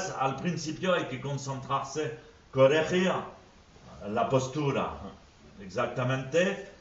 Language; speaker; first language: Spanish; non-native, fluent; French